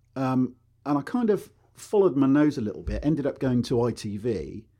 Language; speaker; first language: English; native; English